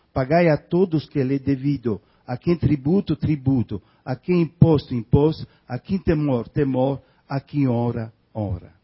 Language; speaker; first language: Portuguese; non-native, fluent; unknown